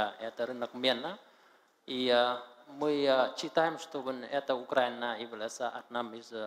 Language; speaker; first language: Russian; non-native, learner; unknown